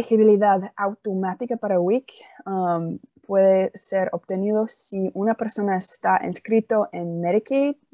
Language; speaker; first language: Spanish; non-native, fluent; English